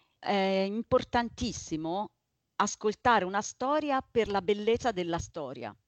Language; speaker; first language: Italian; native; Italian